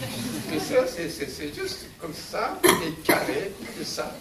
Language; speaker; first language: French; non-native, learner; Japanese